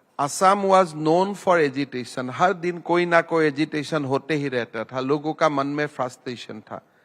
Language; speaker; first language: Hindi; non-native, local second language; Assamese